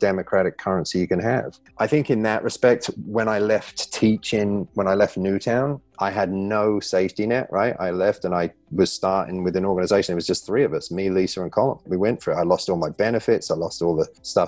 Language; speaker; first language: English; native; English